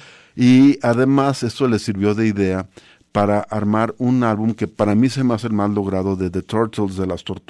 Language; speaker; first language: Spanish; native; Spanish